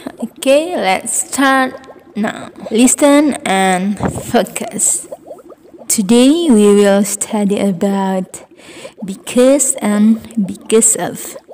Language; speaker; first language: English; non-native, fluent; Indonesian